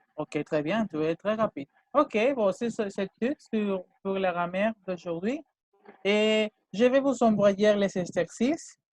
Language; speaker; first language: French; non-native, fluent; Spanish